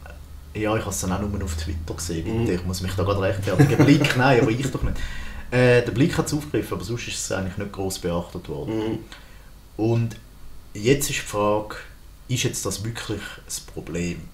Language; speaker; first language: German; native; German